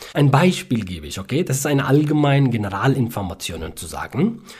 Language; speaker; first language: German; non-native, learner; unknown